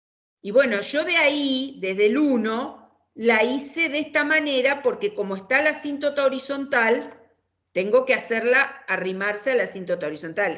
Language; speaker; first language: Spanish; native; Spanish